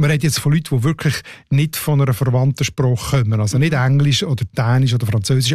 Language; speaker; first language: German; native; German